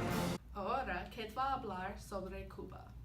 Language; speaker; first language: Spanish; non-native, learner; English